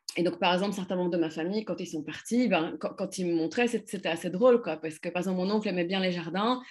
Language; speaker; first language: French; non-native, fluent; Polish